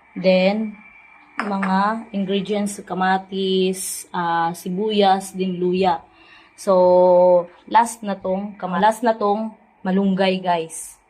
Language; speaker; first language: Filipino; non-native, local second language; Cebuano